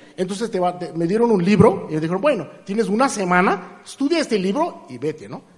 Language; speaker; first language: Spanish; non-native, fluent; Hindi